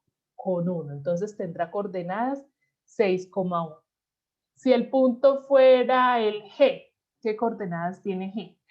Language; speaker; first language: Spanish; native; Spanish